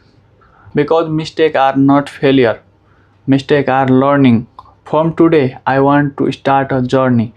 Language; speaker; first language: English; non-native, learner; Nepali